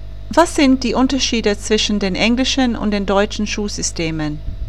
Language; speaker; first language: German; non-native, fluent; English